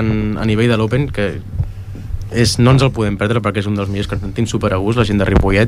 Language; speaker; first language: Catalan; native; Catalan